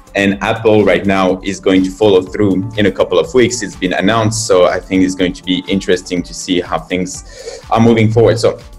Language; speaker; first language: English; non-native, fluent; French